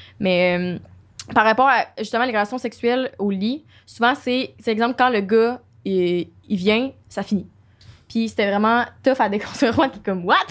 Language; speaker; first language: French; native; French